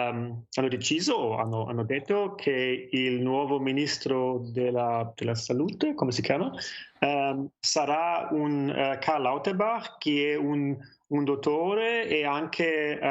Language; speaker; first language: Italian; non-native, fluent; German